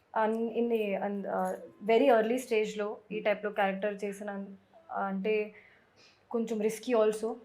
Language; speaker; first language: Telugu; non-native, local second language; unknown